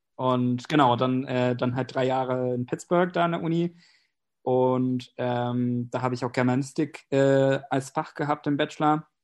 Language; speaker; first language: German; non-native, fluent; English